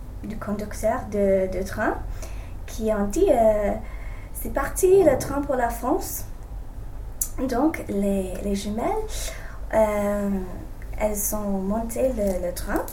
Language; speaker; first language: French; non-native, learner; English